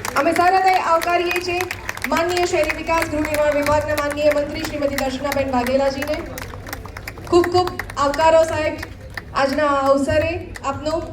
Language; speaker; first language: Gujarati; native; Gujarati